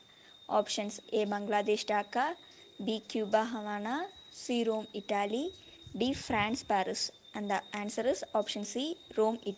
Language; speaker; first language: English; non-native, local second language; Tamil